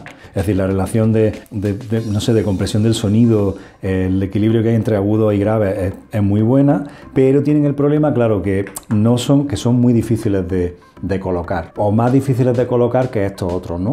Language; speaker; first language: Spanish; native; Spanish